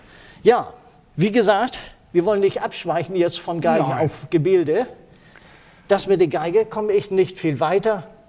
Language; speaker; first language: German; native; German